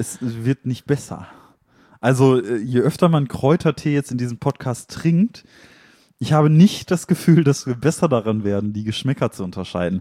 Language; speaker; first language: German; native; German